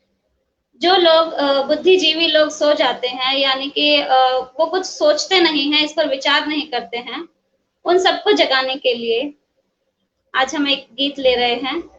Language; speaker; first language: Hindi; native; Hindi